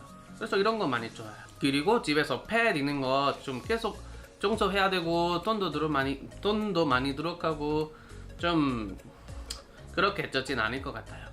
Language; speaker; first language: Korean; non-native, learner; Spanish